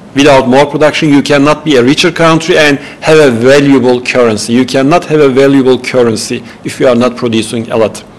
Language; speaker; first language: English; non-native, fluent; Turkish